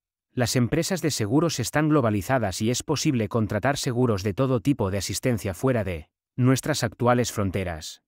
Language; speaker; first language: Spanish; native; Spanish